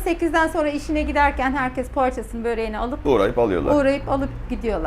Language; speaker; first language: Turkish; native; Turkish